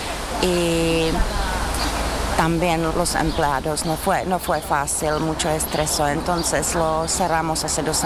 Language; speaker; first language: Spanish; non-native, fluent; Czech